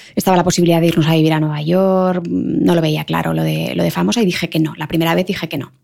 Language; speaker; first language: Spanish; native; Spanish